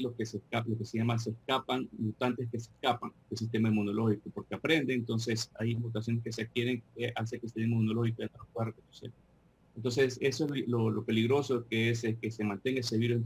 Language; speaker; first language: Spanish; native; Spanish